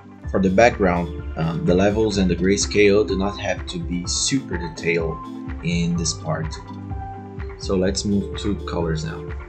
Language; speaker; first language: English; non-native, fluent; Portuguese